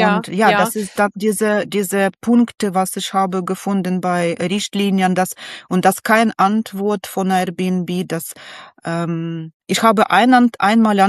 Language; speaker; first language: German; non-native, learner; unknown